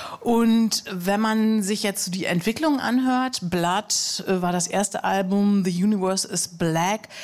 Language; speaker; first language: German; native; German